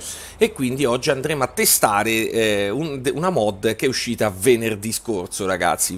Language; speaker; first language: Italian; native; Italian